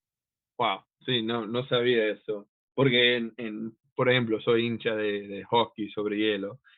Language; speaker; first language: Spanish; non-native, fluent; English